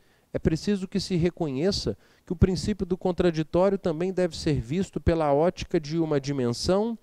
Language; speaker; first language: Portuguese; native; Portuguese